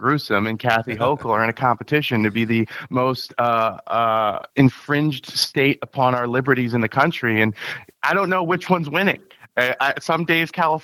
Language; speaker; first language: English; native; English